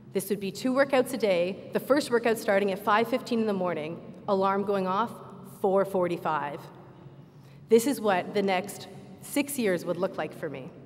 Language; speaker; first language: English; native; English